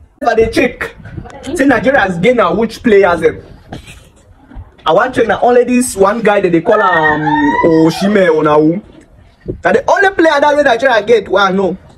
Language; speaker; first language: Nigerian Pidgin; native; Nigerian Pidgin